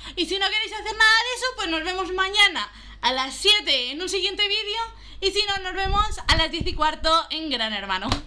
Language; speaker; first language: Spanish; native; Spanish